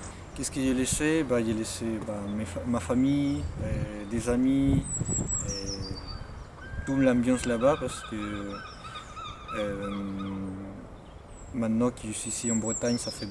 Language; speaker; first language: French; non-native, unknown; Spanish